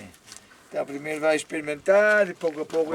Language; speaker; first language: Portuguese; non-native, fluent; Spanish